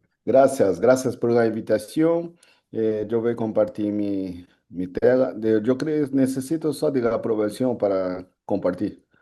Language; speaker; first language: Spanish; non-native, learner; Portuguese